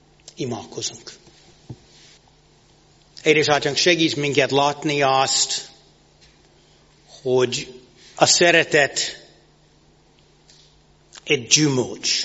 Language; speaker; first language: Hungarian; non-native, fluent; English